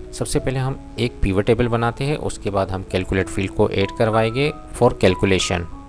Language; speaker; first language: Urdu; non-native, local second language; Punjabi